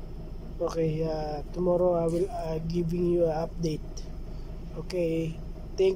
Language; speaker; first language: English; non-native, local second language; Filipino